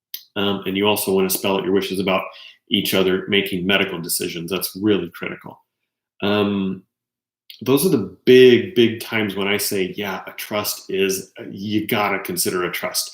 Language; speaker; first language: English; native; English